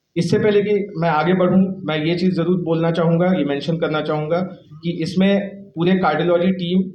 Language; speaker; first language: Hindi; native; Hindi